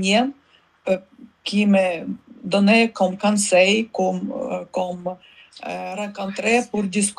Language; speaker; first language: French; non-native, learner; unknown